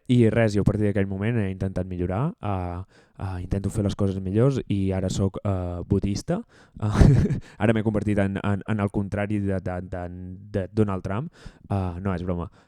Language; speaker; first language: Catalan; native; Catalan